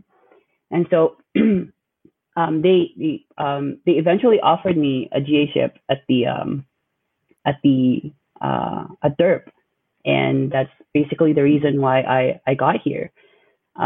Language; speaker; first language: English; non-native, local second language; Filipino